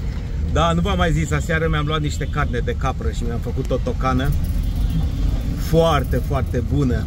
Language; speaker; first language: Romanian; native; Romanian